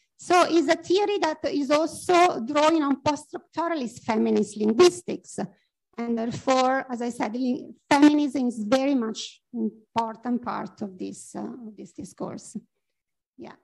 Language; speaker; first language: English; non-native, fluent; Italian